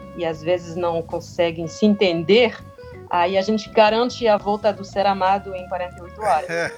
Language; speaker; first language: Portuguese; non-native, fluent; French